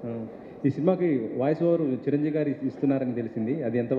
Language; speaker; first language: Telugu; native; Telugu